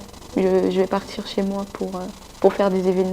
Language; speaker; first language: French; non-native, local second language; Sango